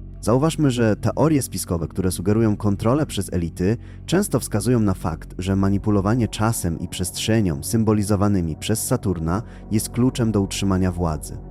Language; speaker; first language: Polish; native; Polish